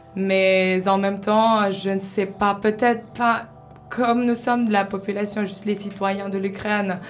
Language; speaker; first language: French; non-native, fluent; Ukrainian